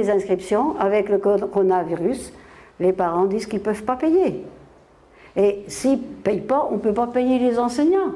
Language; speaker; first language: French; native; French